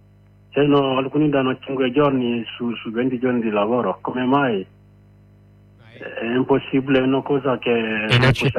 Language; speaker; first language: Italian; non-native, learner; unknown